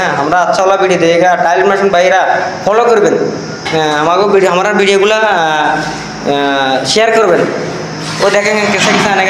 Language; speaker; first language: Hindi; non-native, learner; Bangla